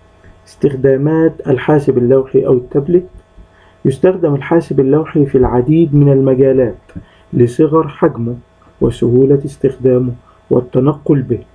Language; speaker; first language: Arabic; native; Arabic